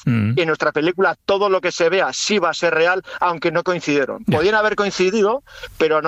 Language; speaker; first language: Spanish; native; Spanish